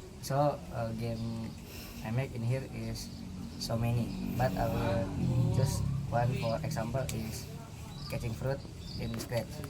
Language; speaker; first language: English; non-native, learner; Indonesian